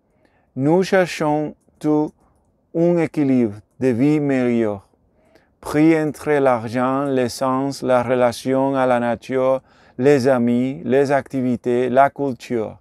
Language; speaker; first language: French; non-native, learner; Spanish